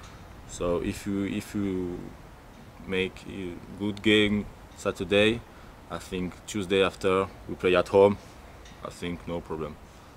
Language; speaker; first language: English; non-native, learner; French